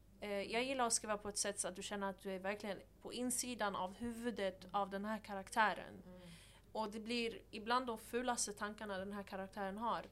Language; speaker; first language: Swedish; early bilingual, other home language; Persian